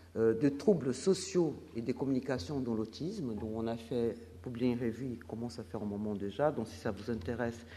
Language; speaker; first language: French; non-native, fluent; Portuguese